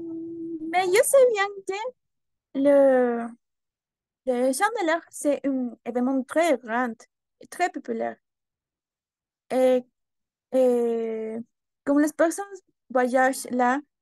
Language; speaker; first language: French; non-native, learner; Spanish